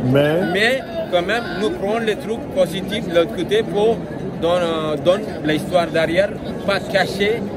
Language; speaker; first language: French; non-native, learner; Tamil